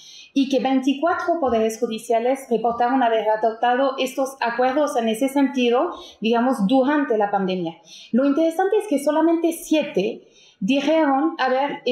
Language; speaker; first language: Spanish; native; Spanish